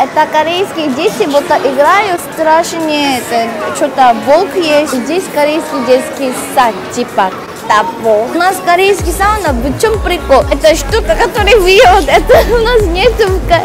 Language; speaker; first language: Russian; non-native, learner; Korean